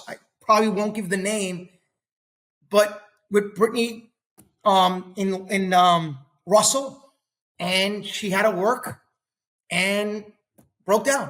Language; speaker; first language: English; native; English